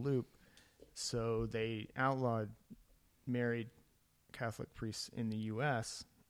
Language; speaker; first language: English; native; English